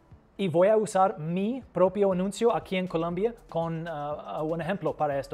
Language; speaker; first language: Spanish; non-native, fluent; English